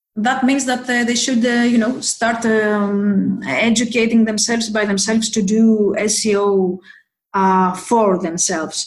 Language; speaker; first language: English; non-native, fluent; Greek